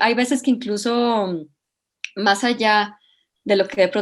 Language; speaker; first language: Spanish; native; Spanish